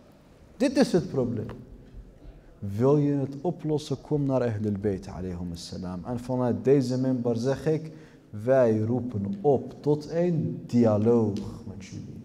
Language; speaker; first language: Dutch; early bilingual, other home language; Arabic